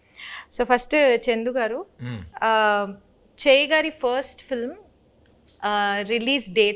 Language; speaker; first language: Telugu; native; Telugu